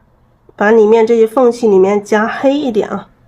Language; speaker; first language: Chinese; native; Chinese